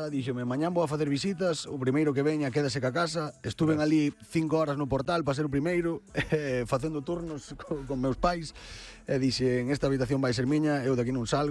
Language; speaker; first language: Galician; native; Galician